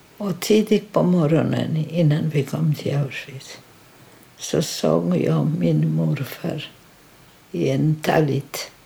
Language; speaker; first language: Swedish; non-native, fluent; Polish